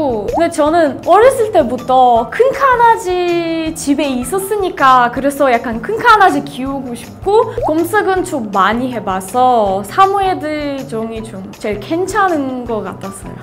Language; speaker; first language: Korean; non-native, fluent; Russian